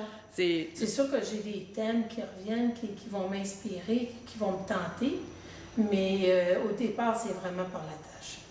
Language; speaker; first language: French; native; French